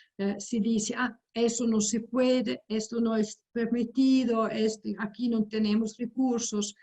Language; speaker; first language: Spanish; non-native, fluent; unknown